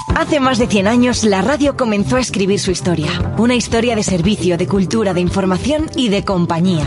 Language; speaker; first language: Spanish; native; Spanish